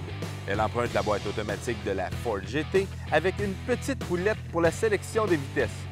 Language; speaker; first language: French; native; French